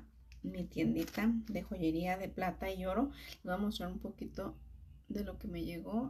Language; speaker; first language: Spanish; native; Spanish